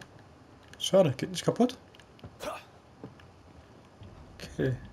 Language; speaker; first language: German; native; German